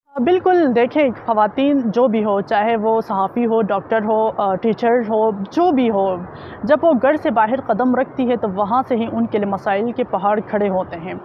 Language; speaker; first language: Urdu; non-native, local second language; Shina